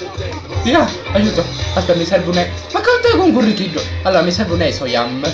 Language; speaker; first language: Italian; native; Italian